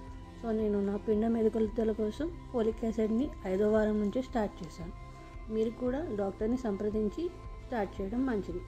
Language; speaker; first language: Telugu; native; Telugu